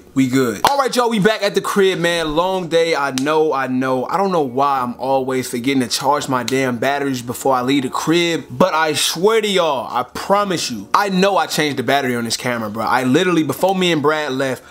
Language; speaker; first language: English; native; English